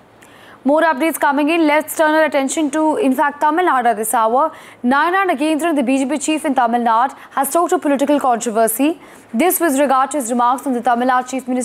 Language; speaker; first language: English; non-native, local second language; Punjabi